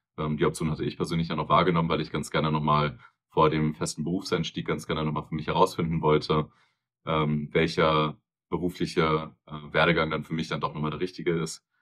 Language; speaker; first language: German; native; German